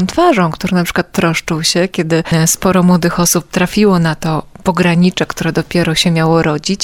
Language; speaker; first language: Polish; native; Polish